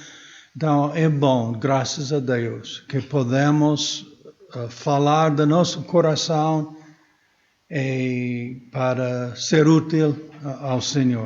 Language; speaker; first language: Portuguese; non-native, fluent; English